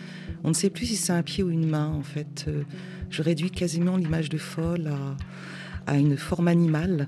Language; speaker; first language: French; native; French